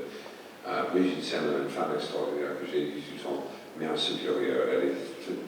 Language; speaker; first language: French; non-native, fluent; English